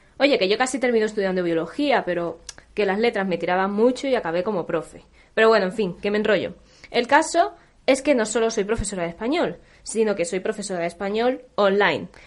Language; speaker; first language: Spanish; native; Spanish